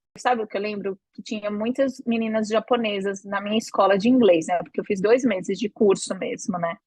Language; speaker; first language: Portuguese; native; Portuguese